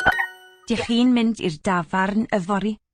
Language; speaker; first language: Welsh; non-native, learner; English